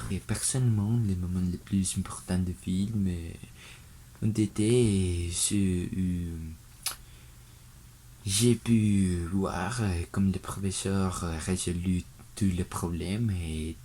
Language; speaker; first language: French; non-native, learner; Spanish